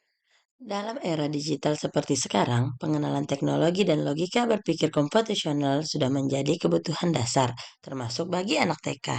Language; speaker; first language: Indonesian; native; Indonesian